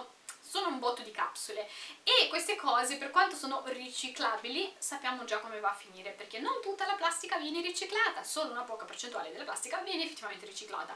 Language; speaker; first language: Italian; native; Italian